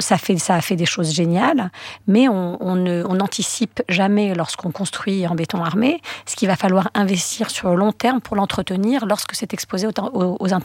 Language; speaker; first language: French; native; French